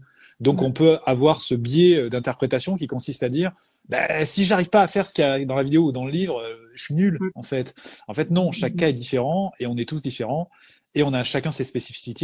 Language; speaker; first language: French; native; French